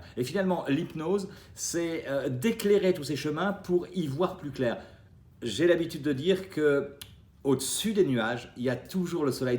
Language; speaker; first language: French; native; French